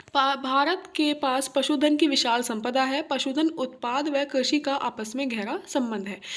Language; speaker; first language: Hindi; native; Hindi